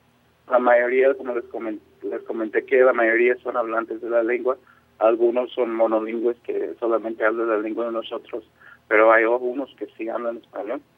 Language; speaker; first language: Spanish; non-native, local second language; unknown